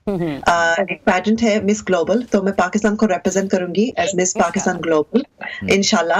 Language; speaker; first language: Hindi; early bilingual, heritage; Hindi